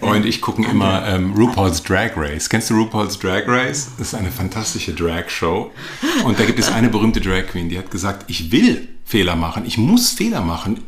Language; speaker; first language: German; native; German